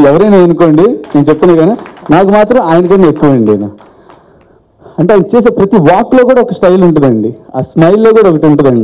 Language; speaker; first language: Telugu; native; Telugu